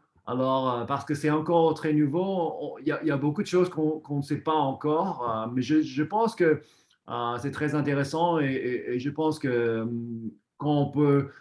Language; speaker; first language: French; non-native, fluent; English